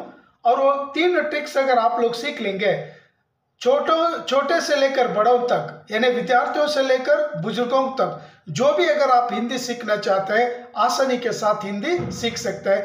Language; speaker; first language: Hindi; non-native, local second language; Kannada